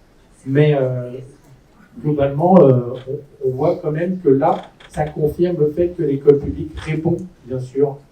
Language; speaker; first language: French; native; French